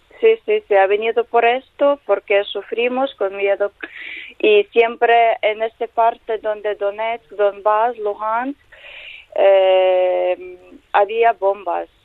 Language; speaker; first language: Spanish; non-native, learner; Ukrainian